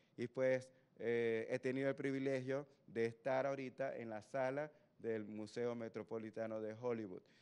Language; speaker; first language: Spanish; native; Spanish